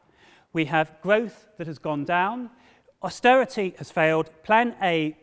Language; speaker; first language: English; native; English